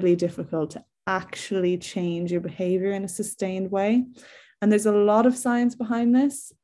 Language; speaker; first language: English; native; English